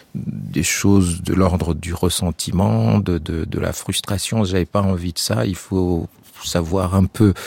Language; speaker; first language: French; non-native, local second language; Arabic